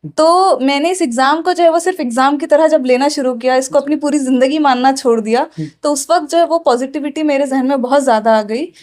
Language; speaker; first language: Hindi; non-native, local second language; Urdu